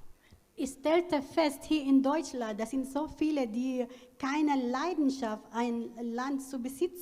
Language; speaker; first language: German; non-native, learner; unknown